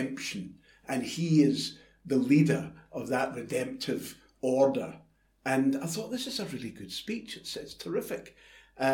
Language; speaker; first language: English; native; English